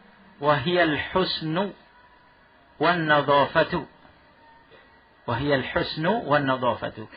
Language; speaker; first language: Arabic; non-native, fluent; Indonesian